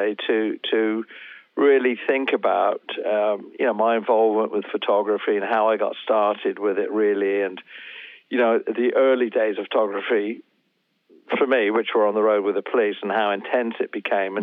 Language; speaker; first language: English; native; English